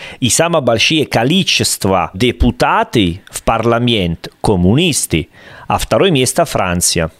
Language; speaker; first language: Russian; non-native, learner; Italian